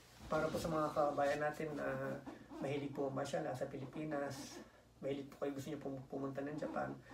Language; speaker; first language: Filipino; native; Filipino